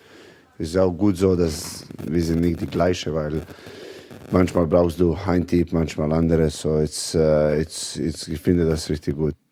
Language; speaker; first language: German; non-native, fluent; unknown